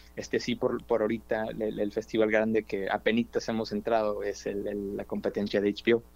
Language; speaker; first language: Spanish; early bilingual, heritage; Spanish